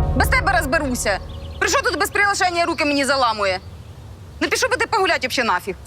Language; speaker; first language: Ukrainian; native; Ukrainian